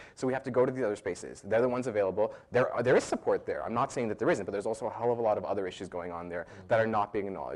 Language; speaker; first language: English; native; English